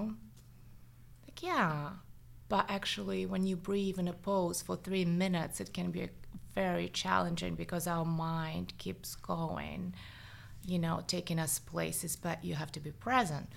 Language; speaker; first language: English; non-native, fluent; Russian